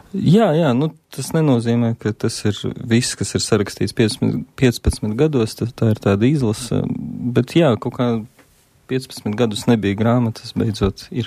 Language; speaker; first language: Latvian; non-native, local second language; Russian